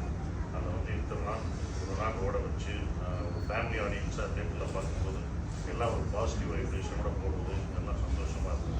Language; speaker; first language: Tamil; native; Tamil